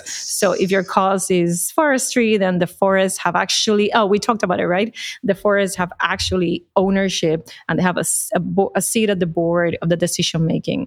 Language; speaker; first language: English; non-native, fluent; Spanish